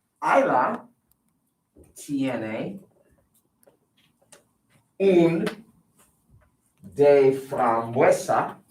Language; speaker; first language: Spanish; non-native, fluent; English